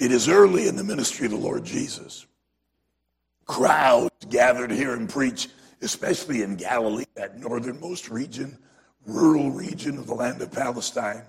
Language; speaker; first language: English; native; English